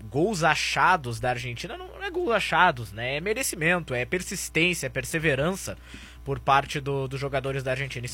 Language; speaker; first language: Portuguese; native; Portuguese